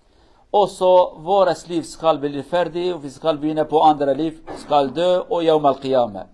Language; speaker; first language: Swedish; non-native, learner; Kurdish